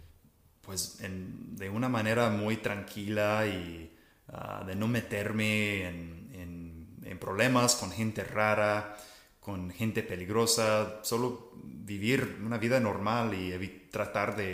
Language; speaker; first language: Spanish; non-native, fluent; English